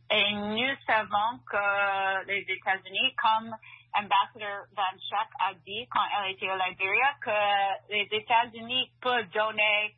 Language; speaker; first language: French; non-native, fluent; English